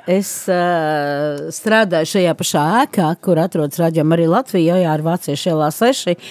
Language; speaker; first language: Latvian; native; Latvian